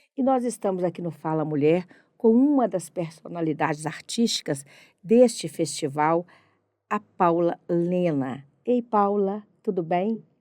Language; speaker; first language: Portuguese; native; Portuguese